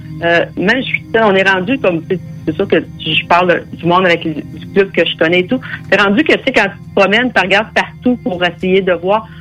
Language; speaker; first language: French; native; French